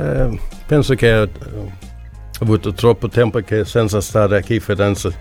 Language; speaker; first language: Italian; non-native, learner; Swedish